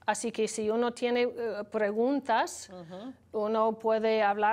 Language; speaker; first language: Spanish; non-native, learner; English